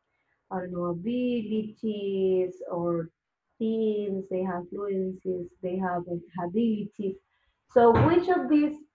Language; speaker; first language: English; non-native, learner; Spanish